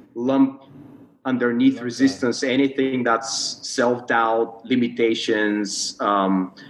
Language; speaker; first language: English; non-native, fluent; Bulgarian